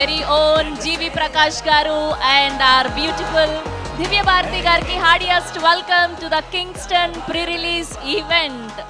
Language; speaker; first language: Telugu; native; Telugu